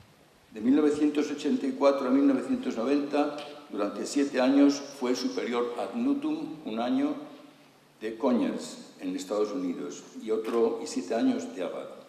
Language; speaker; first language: Spanish; native; Spanish